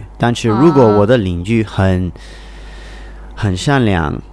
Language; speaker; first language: Chinese; non-native, learner; English